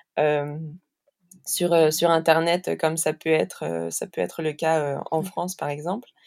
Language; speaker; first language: French; native; French